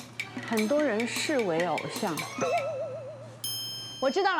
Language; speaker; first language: Chinese; native; Chinese